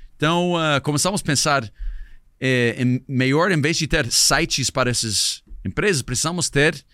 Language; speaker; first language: Portuguese; non-native, fluent; English